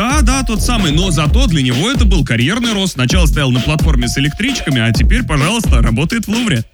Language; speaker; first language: Russian; native; Russian